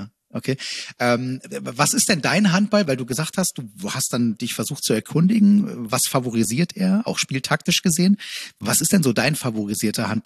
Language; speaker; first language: German; native; German